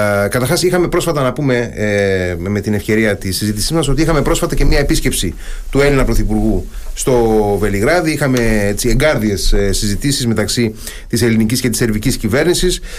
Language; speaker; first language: Greek; native; Greek